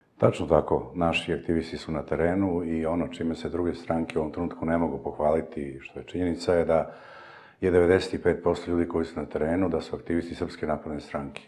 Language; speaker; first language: Serbian; native; Serbian